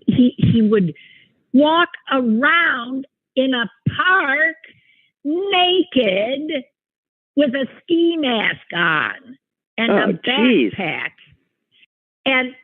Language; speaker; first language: English; native; English